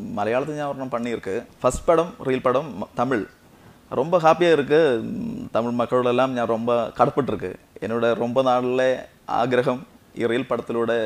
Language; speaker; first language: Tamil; non-native, local second language; Malayalam